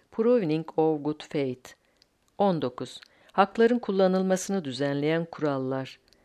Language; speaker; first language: Turkish; native; Turkish